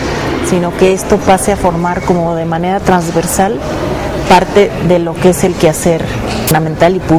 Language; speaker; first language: Spanish; native; Spanish